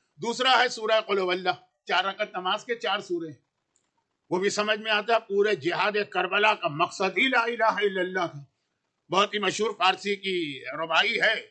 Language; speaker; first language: Urdu; native; Urdu